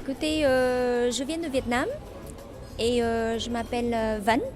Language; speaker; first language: French; non-native, fluent; Vietnamese